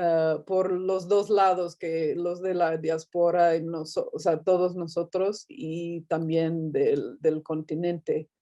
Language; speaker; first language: Spanish; non-native, fluent; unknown